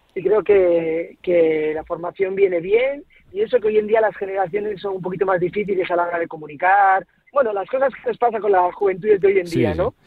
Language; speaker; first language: Spanish; native; Spanish